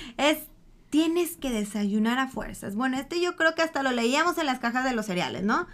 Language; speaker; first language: Spanish; native; Spanish